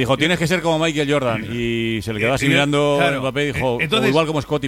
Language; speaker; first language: Spanish; native; Spanish